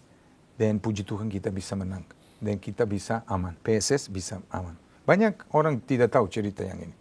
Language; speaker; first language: Indonesian; non-native, fluent; Serbian